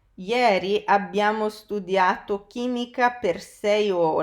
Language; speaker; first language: Italian; non-native, fluent; English